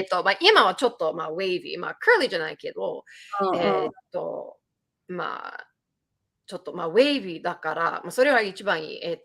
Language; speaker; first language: Japanese; early bilingual, heritage; Japanese